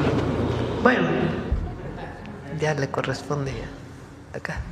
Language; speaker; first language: Spanish; native; Spanish